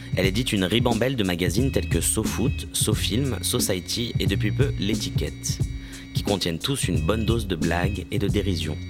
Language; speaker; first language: French; native; French